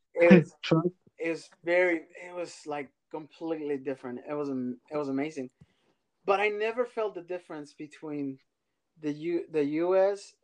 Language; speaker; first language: English; early bilingual, other home language; Spanish